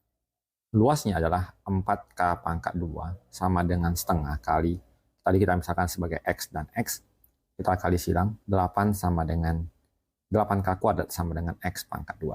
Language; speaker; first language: Indonesian; native; Indonesian